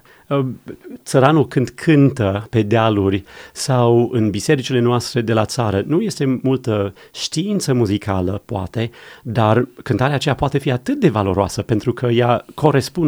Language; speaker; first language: Romanian; non-native, fluent; English